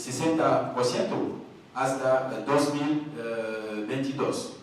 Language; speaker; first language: Spanish; non-native, learner; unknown